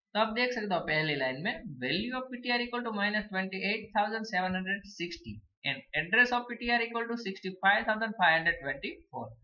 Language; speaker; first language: Hindi; non-native, local second language; Gujarati